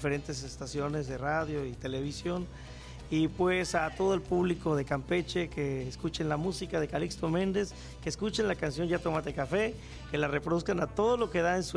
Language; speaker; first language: Spanish; native; Spanish